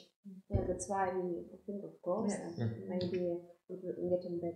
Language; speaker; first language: English; non-native, fluent; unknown